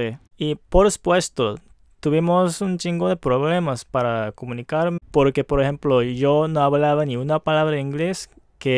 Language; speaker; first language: Spanish; non-native, fluent; Japanese